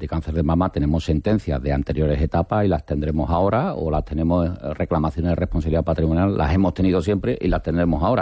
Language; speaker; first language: Spanish; native; Spanish